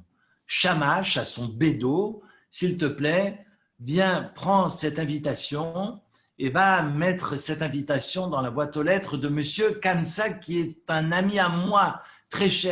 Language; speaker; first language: French; native; French